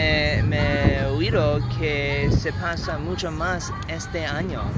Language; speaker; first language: Spanish; non-native, learner; English